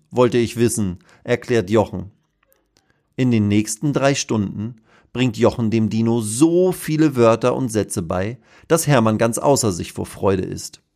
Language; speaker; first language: German; native; German